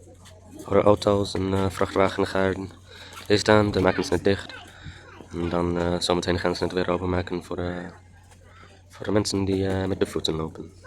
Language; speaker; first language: Dutch; non-native, learner; English